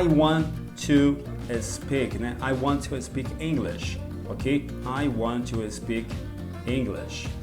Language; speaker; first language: English; non-native, learner; Portuguese